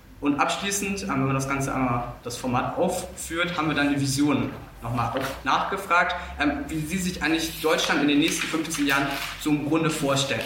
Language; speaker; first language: German; native; German